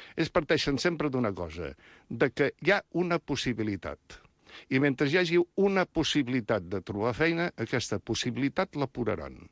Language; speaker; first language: Catalan; native; Catalan